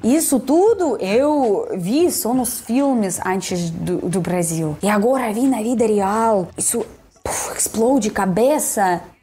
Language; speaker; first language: Portuguese; non-native, fluent; Russian